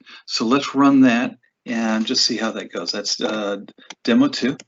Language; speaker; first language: English; native; English